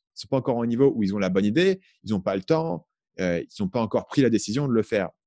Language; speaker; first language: French; native; French